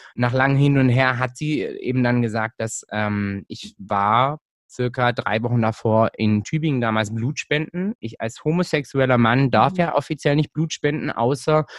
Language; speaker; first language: German; native; German